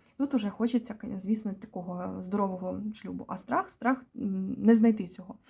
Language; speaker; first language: Ukrainian; native; Ukrainian